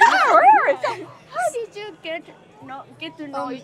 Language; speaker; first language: English; non-native, learner; Japanese